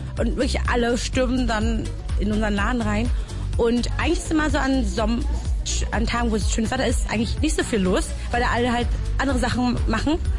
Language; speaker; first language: German; non-native, fluent; Vietnamese